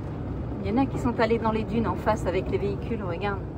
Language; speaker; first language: French; native; French